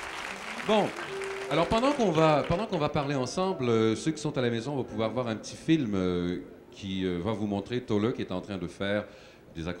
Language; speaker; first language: French; native; French